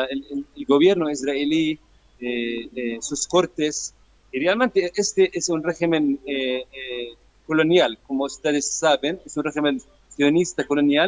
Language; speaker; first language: Spanish; non-native, fluent; Arabic